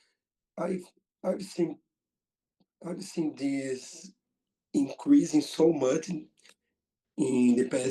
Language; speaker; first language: English; non-native, learner; Portuguese